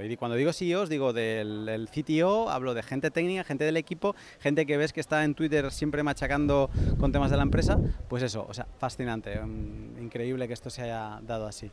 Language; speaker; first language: Spanish; native; Spanish